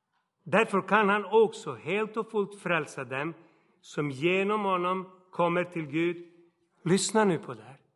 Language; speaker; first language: Swedish; non-native, fluent; Serbian